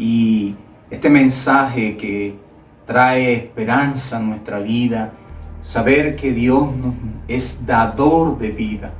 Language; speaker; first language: Spanish; native; Spanish